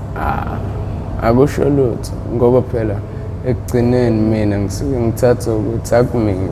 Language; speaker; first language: Zulu; native; Zulu